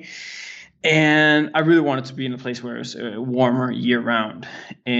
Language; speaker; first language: English; non-native, fluent; Danish